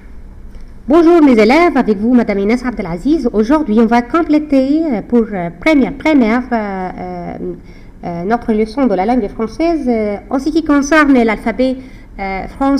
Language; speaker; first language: French; non-native, fluent; Arabic